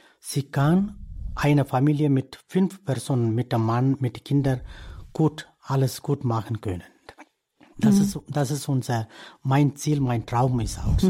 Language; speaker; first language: German; non-native, learner; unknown